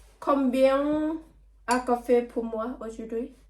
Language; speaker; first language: French; non-native, learner; Thai